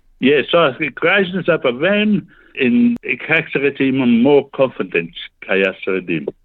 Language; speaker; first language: Slovenian; early bilingual, heritage; Slovenian